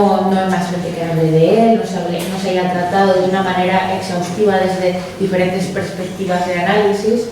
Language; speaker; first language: Spanish; native; Spanish